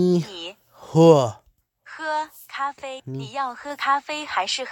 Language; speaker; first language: Chinese; non-native, learner; English